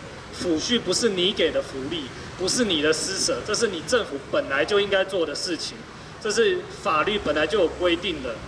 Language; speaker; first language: Chinese; native; Chinese